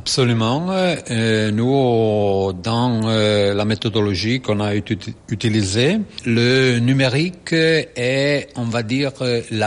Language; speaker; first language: French; non-native, fluent; Italian